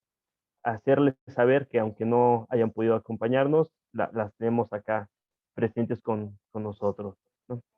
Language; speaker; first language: Spanish; native; Spanish